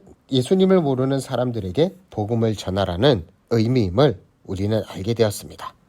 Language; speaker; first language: Korean; native; Korean